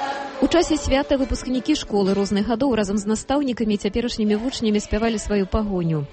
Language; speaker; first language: Belarusian; native; Belarusian